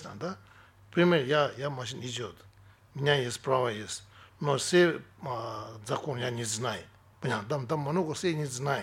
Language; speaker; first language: Russian; non-native, learner; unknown